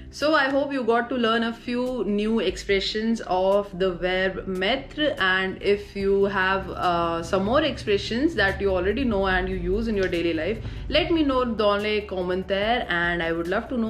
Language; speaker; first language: English; non-native, local second language; Hindi